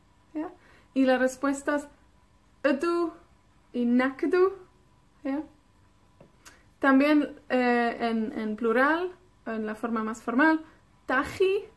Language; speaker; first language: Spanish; non-native, fluent; Welsh